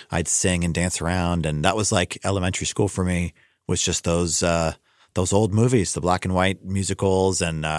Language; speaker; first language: English; native; English